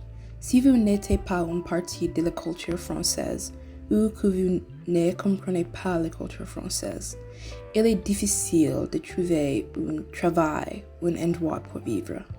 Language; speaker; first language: French; non-native, learner; English